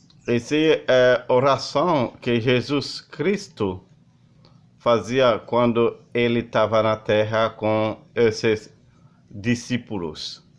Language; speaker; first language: Portuguese; non-native, learner; Haitian Creole